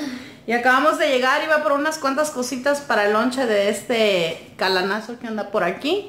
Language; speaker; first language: Spanish; native; Spanish